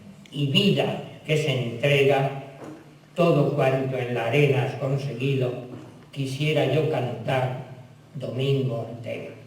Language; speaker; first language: Spanish; native; Spanish